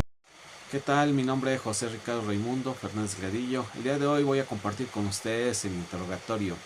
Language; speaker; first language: Spanish; native; Spanish